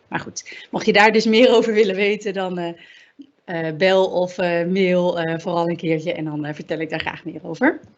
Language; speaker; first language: Dutch; native; Dutch